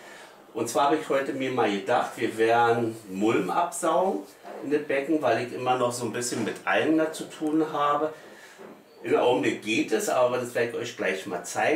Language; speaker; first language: German; native; German